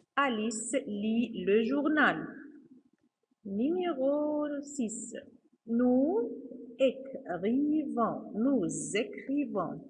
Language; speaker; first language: French; non-native, fluent; Arabic